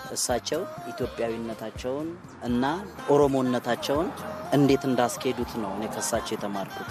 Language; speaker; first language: Amharic; non-native, local second language; Oromo